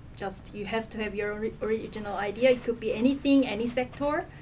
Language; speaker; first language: English; non-native, fluent; Korean